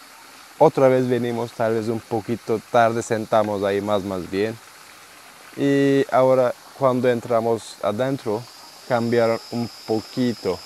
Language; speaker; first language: Spanish; non-native, learner; Turkish